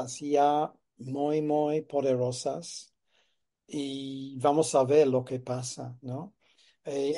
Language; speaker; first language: Spanish; non-native, fluent; English